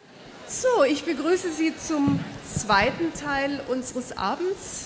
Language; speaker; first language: German; native; German